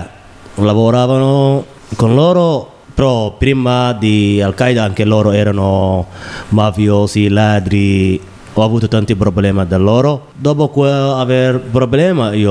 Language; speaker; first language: Italian; non-native, learner; Somali